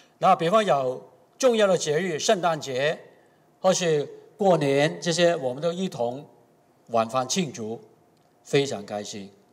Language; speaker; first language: Chinese; non-native, local second language; Cantonese